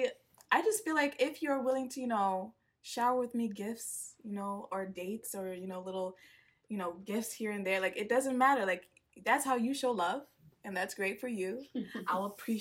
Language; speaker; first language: English; non-native, local second language; Swahili